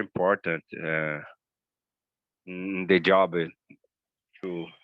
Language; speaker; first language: English; non-native, learner; Portuguese